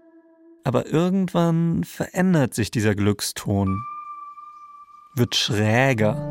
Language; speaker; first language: German; native; German